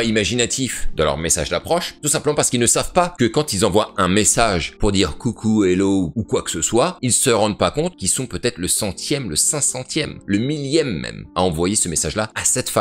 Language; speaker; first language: French; native; French